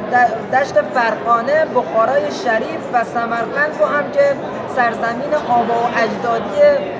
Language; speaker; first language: Persian; native; Persian